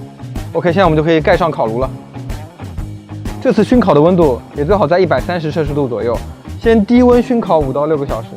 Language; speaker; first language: Chinese; native; Chinese